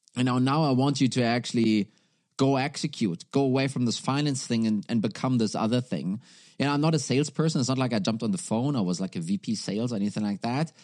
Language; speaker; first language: English; non-native, fluent; German